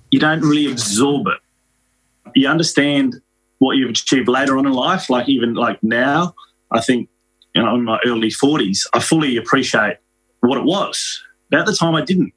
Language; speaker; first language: English; native; English